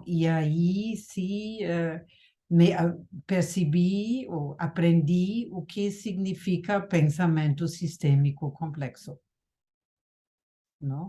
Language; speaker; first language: Portuguese; non-native, fluent; German